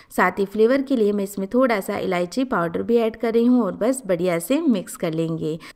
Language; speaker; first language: Hindi; native; Hindi